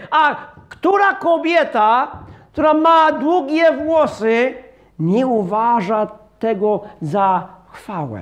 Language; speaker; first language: Polish; non-native, fluent; English